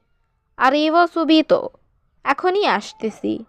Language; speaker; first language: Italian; non-native, learner; Bangla